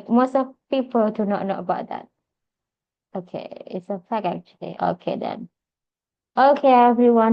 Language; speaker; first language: English; non-native, fluent; Indonesian